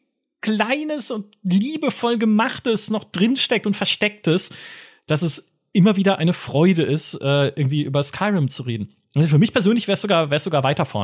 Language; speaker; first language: German; native; German